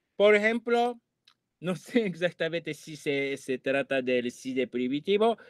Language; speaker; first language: Spanish; non-native, fluent; Japanese